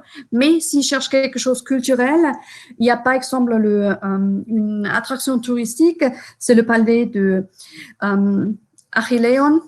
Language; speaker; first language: French; non-native, fluent; German